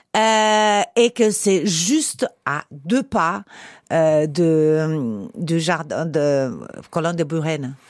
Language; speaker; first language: French; non-native, fluent; Portuguese